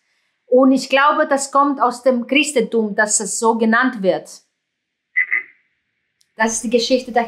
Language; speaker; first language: German; non-native, fluent; Greek